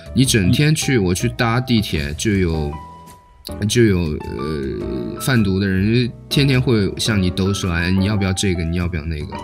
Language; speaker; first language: Chinese; native; Chinese